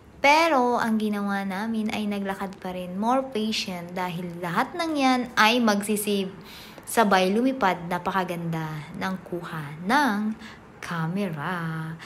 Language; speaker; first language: Filipino; native; Filipino